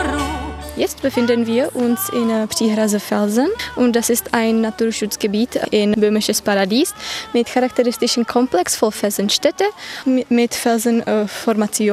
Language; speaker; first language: German; non-native, learner; Czech